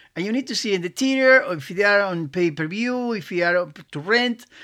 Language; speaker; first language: English; non-native, fluent; Spanish